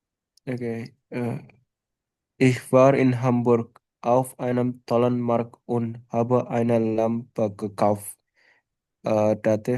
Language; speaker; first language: German; non-native, learner; Indonesian